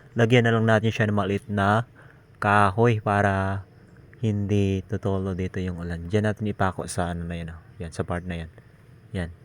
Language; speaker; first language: Filipino; non-native, local second language; Cebuano